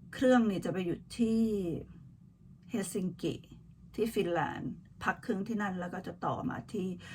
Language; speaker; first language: Thai; native; Thai